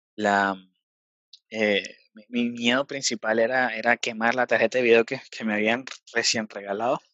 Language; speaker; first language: Spanish; native; Spanish